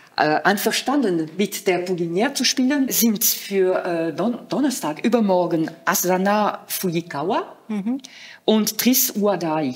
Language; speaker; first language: German; non-native, fluent; French